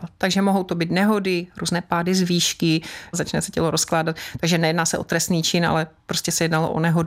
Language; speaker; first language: Czech; native; Czech